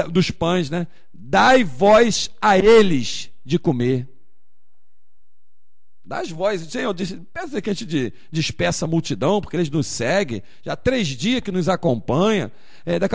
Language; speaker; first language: Portuguese; native; Portuguese